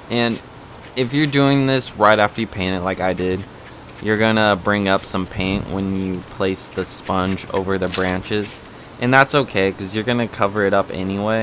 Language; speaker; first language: English; native; English